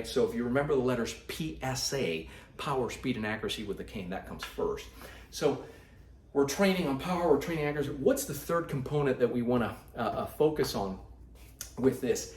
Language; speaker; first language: English; native; English